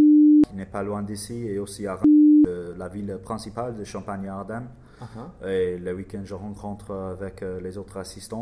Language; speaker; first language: French; non-native, learner; English